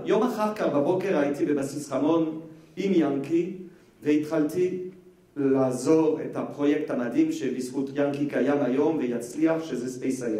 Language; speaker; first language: Hebrew; non-native, fluent; French